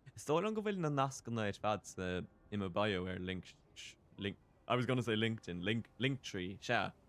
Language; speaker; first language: Irish; native; Irish